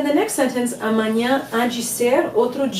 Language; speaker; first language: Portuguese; non-native, fluent; English